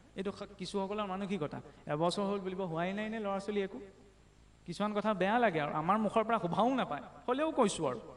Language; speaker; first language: Assamese; native; Assamese